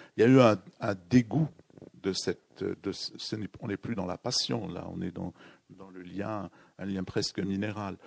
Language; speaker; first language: French; native; French